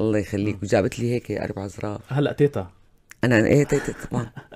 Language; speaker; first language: Arabic; native; Arabic